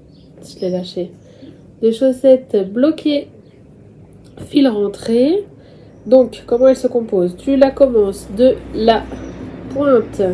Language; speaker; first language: French; native; French